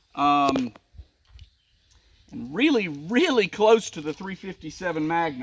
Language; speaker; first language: English; native; English